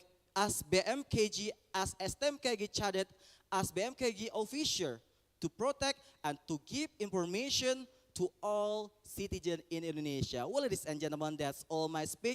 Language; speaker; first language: English; non-native, learner; Indonesian